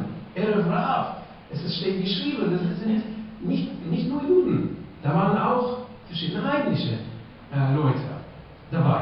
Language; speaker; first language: German; non-native, fluent; Russian